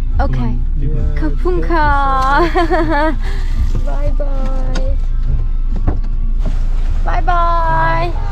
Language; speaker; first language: English; non-native, learner; Turkish